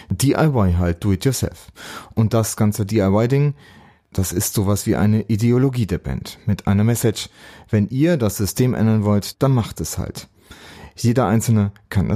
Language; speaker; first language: German; native; German